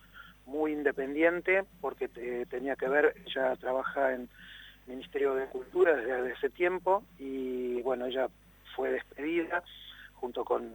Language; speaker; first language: Spanish; native; Spanish